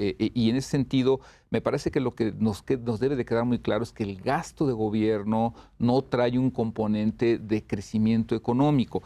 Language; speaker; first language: Spanish; native; Spanish